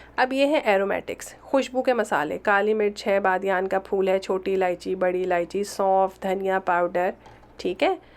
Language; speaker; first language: Urdu; native; Urdu